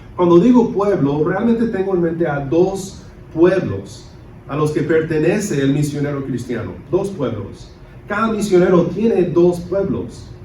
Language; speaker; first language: Spanish; early bilingual, other home language; English